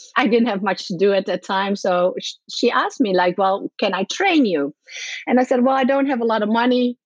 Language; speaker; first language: English; non-native, fluent; Dutch